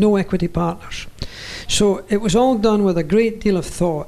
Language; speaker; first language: English; native; English